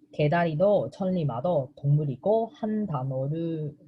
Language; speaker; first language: Korean; non-native, fluent; Chinese